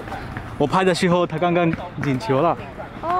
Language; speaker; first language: Chinese; non-native, learner; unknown